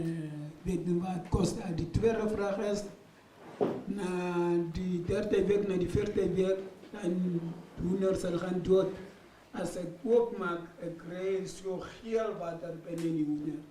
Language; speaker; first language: Afrikaans; non-native, learner; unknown